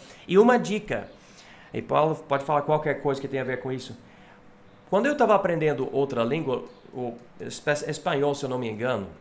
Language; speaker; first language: Portuguese; non-native, fluent; English